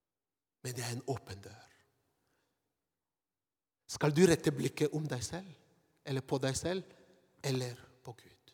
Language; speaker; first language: Norwegian; non-native, fluent; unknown